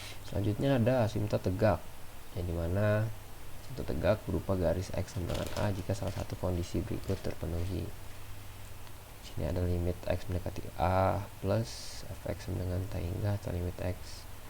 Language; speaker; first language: Indonesian; native; Indonesian